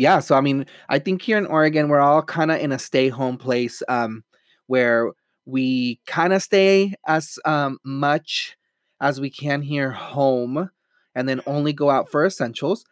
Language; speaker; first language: English; early bilingual, other home language; Spanish